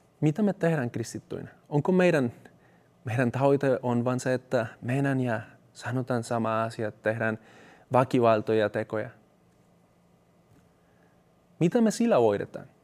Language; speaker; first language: Finnish; non-native, fluent; Spanish